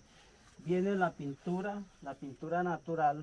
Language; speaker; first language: Spanish; non-native, local second language; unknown